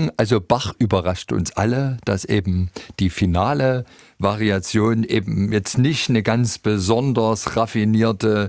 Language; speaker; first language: German; native; German